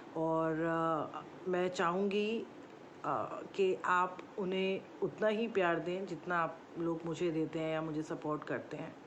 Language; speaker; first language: Hindi; native; Hindi